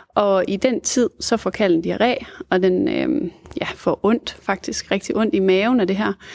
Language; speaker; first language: Danish; native; Danish